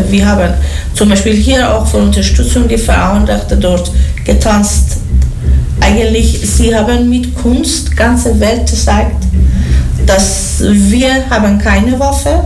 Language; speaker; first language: German; non-native, learner; Persian